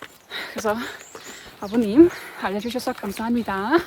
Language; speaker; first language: Korean; non-native, learner; English